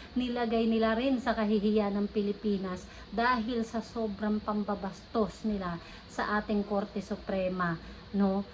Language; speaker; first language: Filipino; native; Filipino